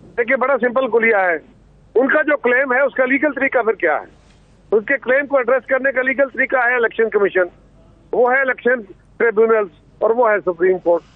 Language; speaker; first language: Urdu; non-native, local second language; Punjabi